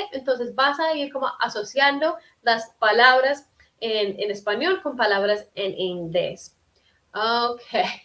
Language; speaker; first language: Spanish; early bilingual, heritage; Spanish